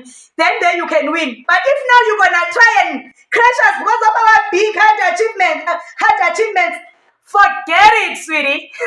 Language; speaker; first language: English; non-native, local second language; Xhosa